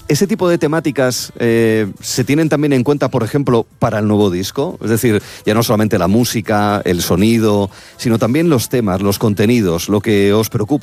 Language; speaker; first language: Spanish; native; Spanish